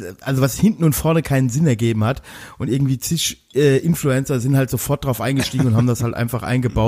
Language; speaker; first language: German; native; German